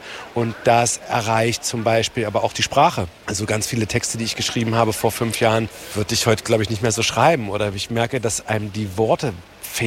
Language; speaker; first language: German; native; German